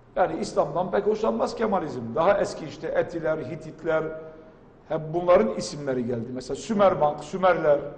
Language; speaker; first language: Turkish; non-native, local second language; Kurdish